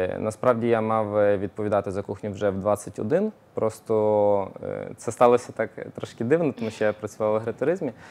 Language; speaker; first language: Ukrainian; native; Ukrainian